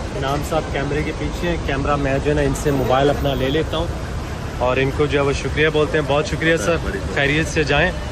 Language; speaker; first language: Hindi; native; Hindi